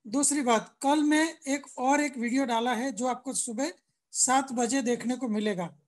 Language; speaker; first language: Hindi; non-native, local second language; Gujarati